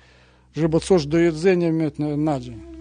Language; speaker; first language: Polish; non-native, learner; Russian